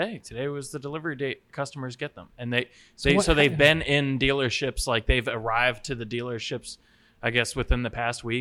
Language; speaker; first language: English; native; English